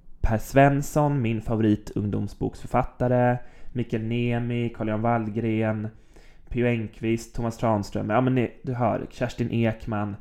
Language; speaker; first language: Swedish; native; Swedish